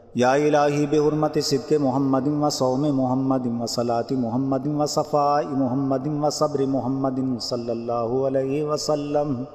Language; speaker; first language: Arabic; non-native, learner; Urdu